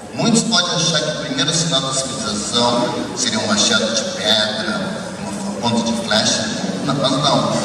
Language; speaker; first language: Portuguese; early bilingual, other home language; Japanese